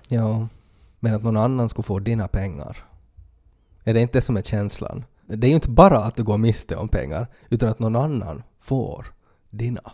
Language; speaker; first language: Swedish; native; Swedish